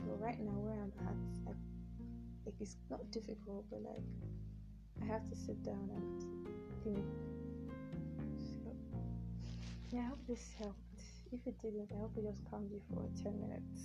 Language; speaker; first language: English; non-native, local second language; Yoruba